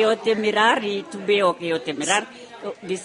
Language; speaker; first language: Spanish; non-native, learner; Romanian